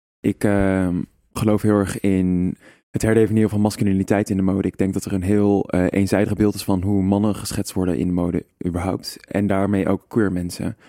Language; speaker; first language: Dutch; native; Dutch